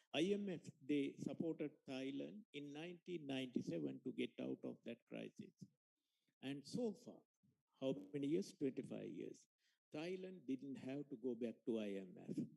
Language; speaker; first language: English; non-native, local second language; Sinhala